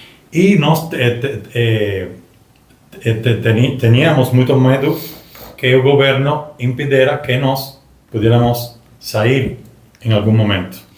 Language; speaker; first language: Portuguese; non-native, learner; Spanish